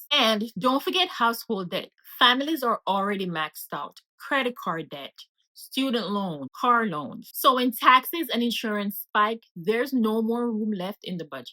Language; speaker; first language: English; native; English